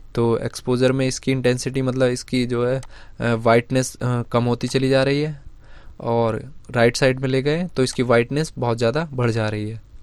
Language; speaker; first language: Hindi; native; Hindi